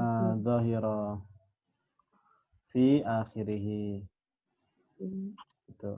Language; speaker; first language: Arabic; non-native, fluent; Indonesian